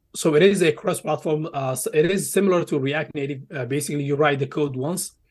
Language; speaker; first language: English; early bilingual, other home language; Arabic